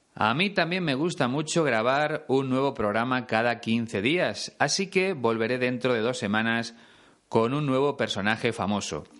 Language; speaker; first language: Spanish; native; Spanish